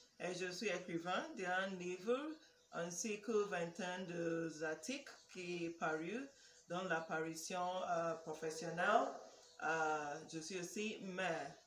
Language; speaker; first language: French; non-native, learner; English